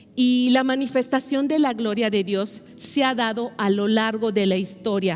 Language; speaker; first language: Spanish; native; Spanish